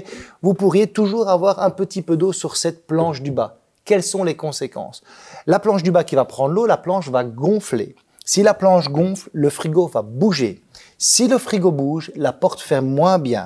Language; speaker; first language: French; native; French